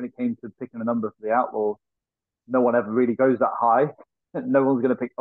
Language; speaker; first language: English; native; English